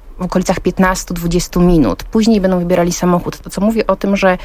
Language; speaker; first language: Polish; native; Polish